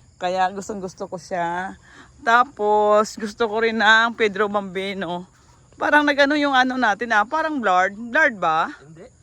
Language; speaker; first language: Filipino; native; Filipino